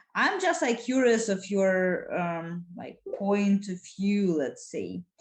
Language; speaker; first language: English; non-native, fluent; Ukrainian